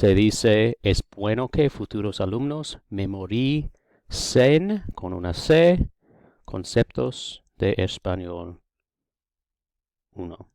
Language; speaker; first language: Spanish; non-native, fluent; English